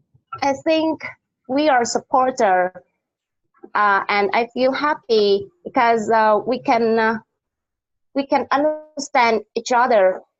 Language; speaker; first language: English; non-native, learner; Vietnamese